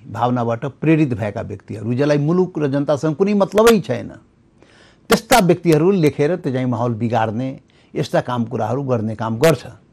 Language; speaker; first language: Nepali; non-native, local second language; Maithili